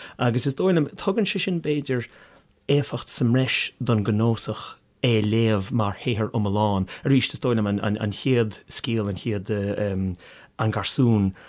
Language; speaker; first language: Irish; native; Irish